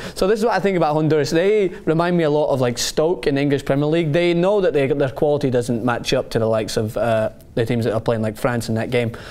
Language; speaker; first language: English; native; English